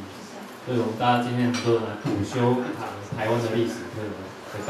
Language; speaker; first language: Chinese; native; Chinese